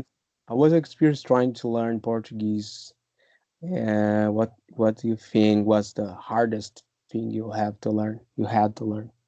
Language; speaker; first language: English; non-native, fluent; Portuguese